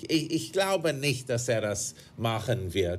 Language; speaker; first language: German; non-native, fluent; English